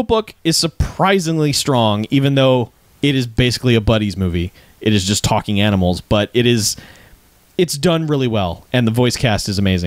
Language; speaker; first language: English; native; English